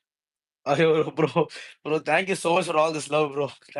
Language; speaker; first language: Tamil; native; Tamil